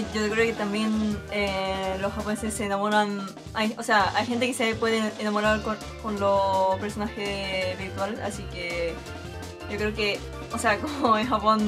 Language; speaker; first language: Spanish; non-native, fluent; Japanese